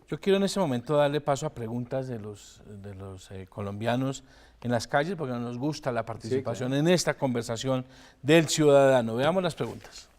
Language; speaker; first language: Spanish; native; Spanish